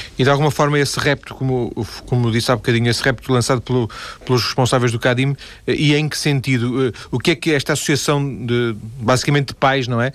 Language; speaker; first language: Portuguese; native; Portuguese